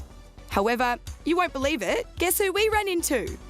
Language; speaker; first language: English; native; English